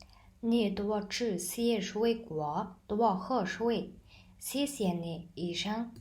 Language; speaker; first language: Chinese; non-native, fluent; Mongolian